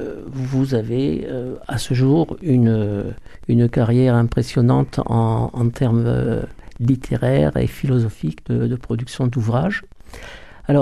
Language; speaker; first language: French; native; French